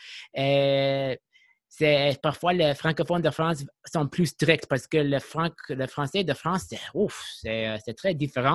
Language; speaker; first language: French; non-native, learner; English